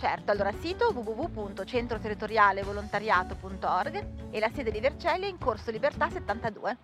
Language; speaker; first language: Italian; native; Italian